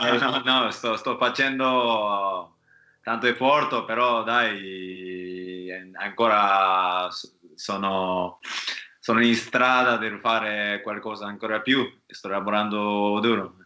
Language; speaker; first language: Italian; non-native, fluent; Japanese